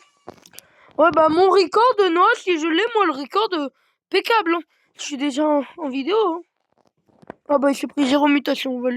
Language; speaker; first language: French; native; French